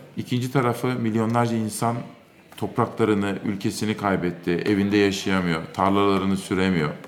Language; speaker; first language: Turkish; native; Turkish